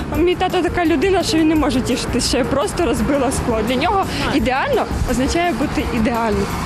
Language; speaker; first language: Ukrainian; native; Ukrainian